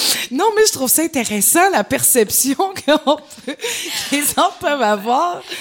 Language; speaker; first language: French; native; French